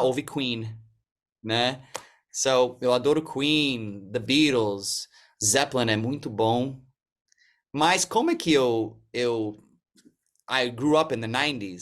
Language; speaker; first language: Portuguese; early bilingual, heritage; English